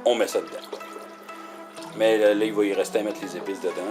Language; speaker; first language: French; native; French